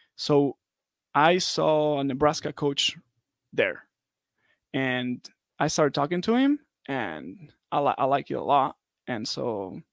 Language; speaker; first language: English; non-native, fluent; Italian